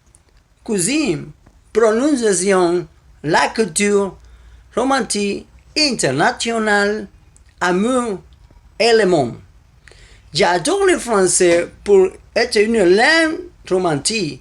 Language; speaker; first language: French; non-native, learner; Spanish